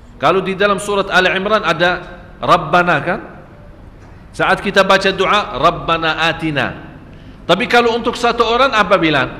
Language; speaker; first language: Malay; non-native, fluent; Arabic